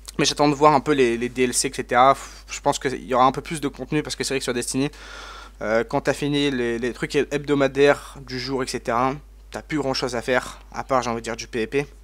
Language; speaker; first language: French; native; French